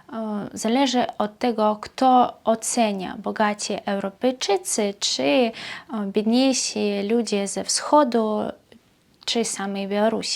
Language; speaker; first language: Polish; non-native, fluent; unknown